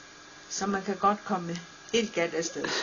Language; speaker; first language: Danish; non-native, local second language; Kalaallisut